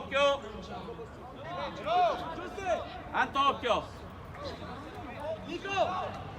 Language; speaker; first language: Italian; native; Italian